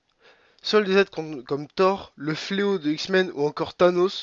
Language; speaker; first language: French; native; French